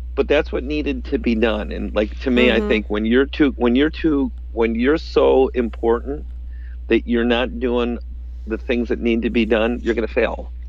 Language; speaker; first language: English; native; English